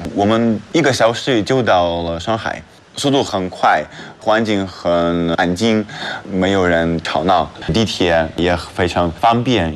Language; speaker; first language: Chinese; non-native, fluent; Russian